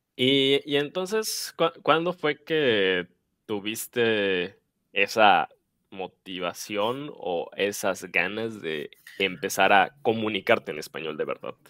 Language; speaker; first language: Spanish; native; Spanish